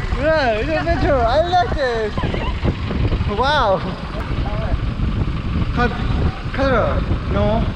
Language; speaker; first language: English; non-native, learner; Korean